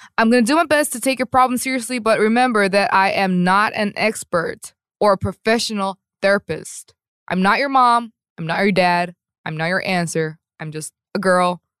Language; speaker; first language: English; non-native, fluent; Korean